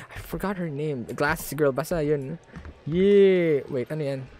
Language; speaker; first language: English; non-native, local second language; Filipino